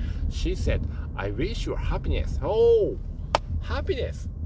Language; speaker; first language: English; non-native, learner; Japanese